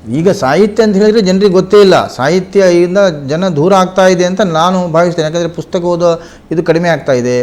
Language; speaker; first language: Kannada; non-native, local second language; Konkani